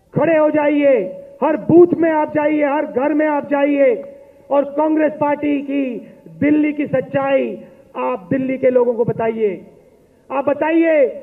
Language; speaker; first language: Hindi; native; Hindi